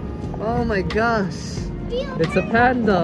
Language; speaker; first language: English; native; English